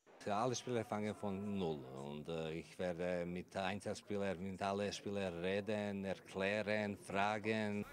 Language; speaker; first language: German; non-native, fluent; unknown